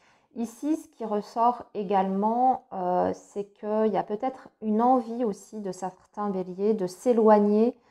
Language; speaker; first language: French; native; French